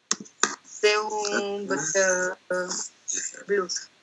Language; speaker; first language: French; non-native, learner; Spanish